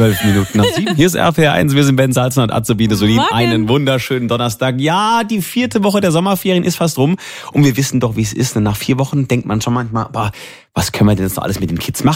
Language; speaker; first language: German; native; German